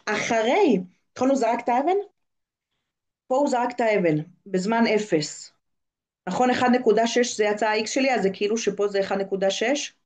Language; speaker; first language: Hebrew; native; Hebrew